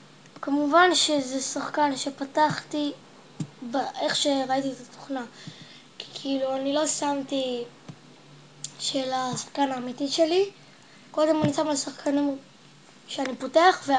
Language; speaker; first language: Hebrew; native; Hebrew